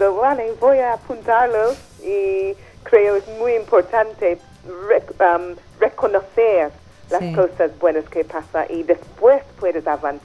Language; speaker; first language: Spanish; non-native, fluent; English